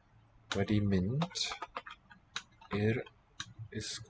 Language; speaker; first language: Welsh; non-native, learner; English